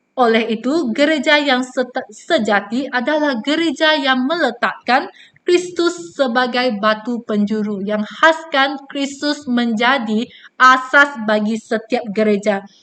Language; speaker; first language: Malay; non-native, local second language; Chinese